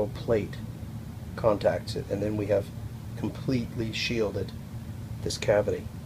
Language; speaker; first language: English; native; English